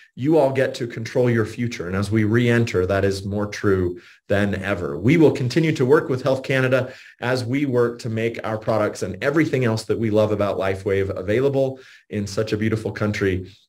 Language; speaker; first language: English; native; English